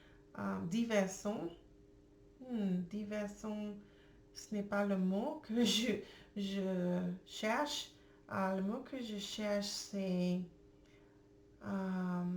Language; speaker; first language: French; non-native, learner; English